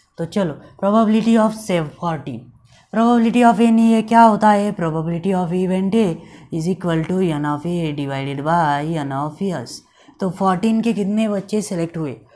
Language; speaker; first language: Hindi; non-native, local second language; Marathi